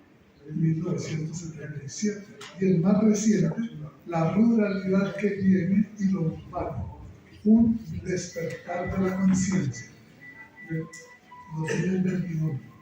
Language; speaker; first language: Spanish; native; Spanish